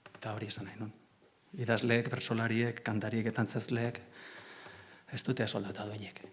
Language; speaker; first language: Basque; non-native, local second language; Spanish